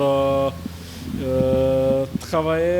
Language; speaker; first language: French; non-native, fluent; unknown